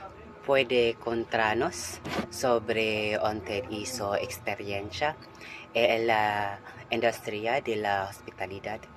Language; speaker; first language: Spanish; non-native, learner; Cebuano